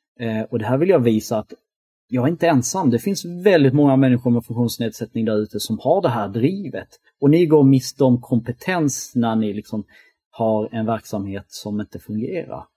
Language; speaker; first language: Swedish; early bilingual, other home language; Albanian